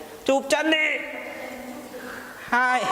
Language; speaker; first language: Vietnamese; non-native, learner; Hindi